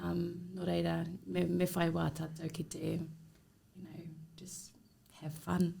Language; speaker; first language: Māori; non-native, learner; English